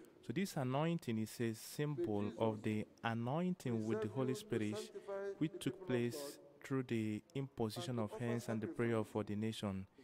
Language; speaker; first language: English; non-native, local second language; Igbo